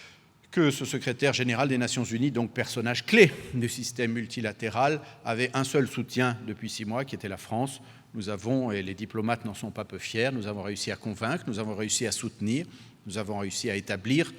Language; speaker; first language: French; native; French